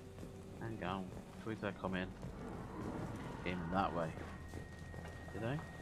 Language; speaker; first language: English; native; English